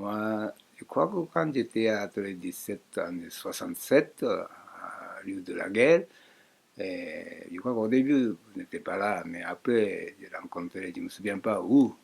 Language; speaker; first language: French; non-native, fluent; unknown